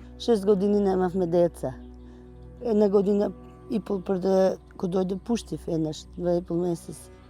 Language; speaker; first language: Macedonian; non-native, fluent; Albanian